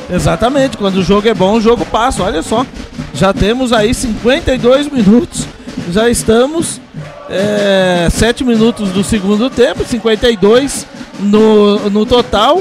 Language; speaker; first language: Portuguese; native; Portuguese